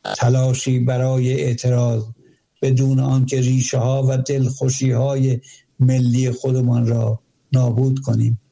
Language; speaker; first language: Persian; native; Persian